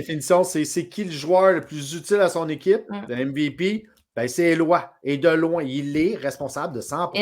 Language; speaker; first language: French; native; French